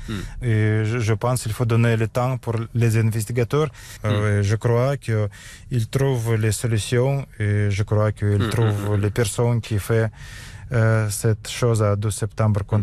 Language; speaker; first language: French; non-native, learner; Russian